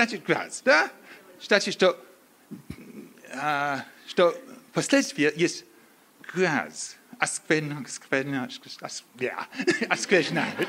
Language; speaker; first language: Russian; non-native, learner; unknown